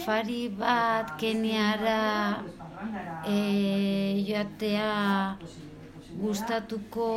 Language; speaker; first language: Basque; non-native, learner; Spanish